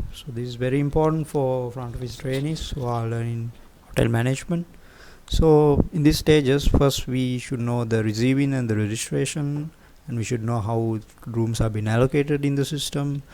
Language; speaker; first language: English; non-native, local second language; Sinhala